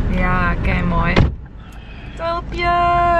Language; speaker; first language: Dutch; native; Dutch